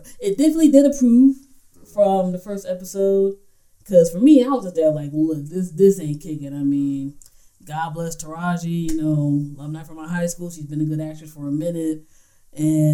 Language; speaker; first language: English; native; English